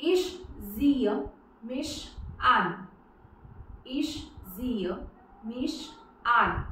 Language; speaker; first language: German; non-native, fluent; Marathi